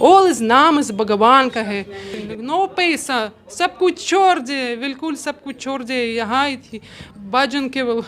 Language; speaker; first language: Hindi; non-native, learner; Russian